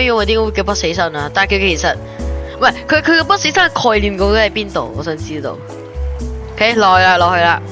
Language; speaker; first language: Chinese; native; Chinese